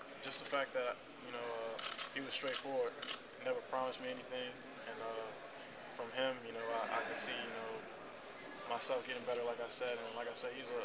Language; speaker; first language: English; native; English